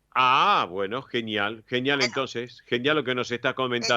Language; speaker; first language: Spanish; native; Spanish